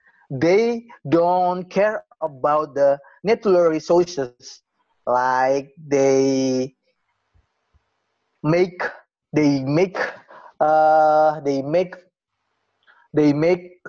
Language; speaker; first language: English; non-native, learner; Indonesian